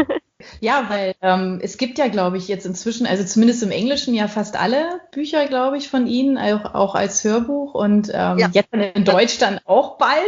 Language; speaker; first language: German; native; German